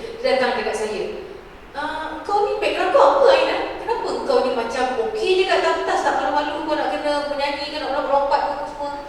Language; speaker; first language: Malay; native; Malay